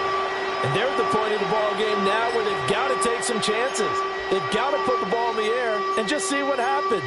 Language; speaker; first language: English; native; English